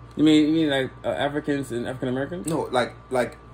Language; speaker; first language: English; non-native, local second language; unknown